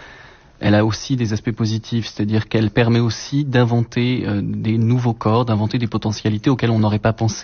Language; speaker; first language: French; native; French